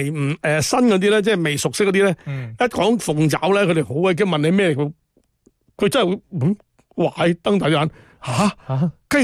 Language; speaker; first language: Chinese; native; Chinese